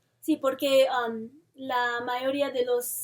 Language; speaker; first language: Spanish; non-native, fluent; English